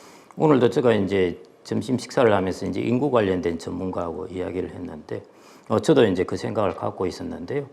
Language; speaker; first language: Korean; native; Korean